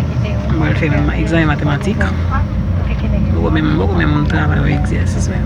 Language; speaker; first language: French; non-native, learner; Haitian Creole